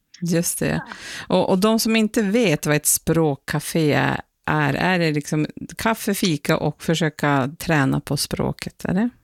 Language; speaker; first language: Swedish; native; Swedish